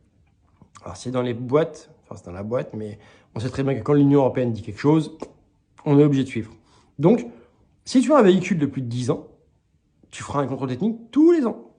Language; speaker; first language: French; native; French